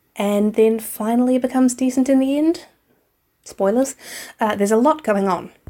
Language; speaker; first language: English; native; English